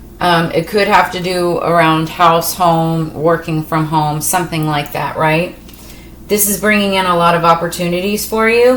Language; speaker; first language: English; native; English